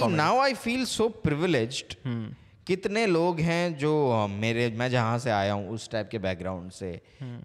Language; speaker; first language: Hindi; non-native, local second language; Bangla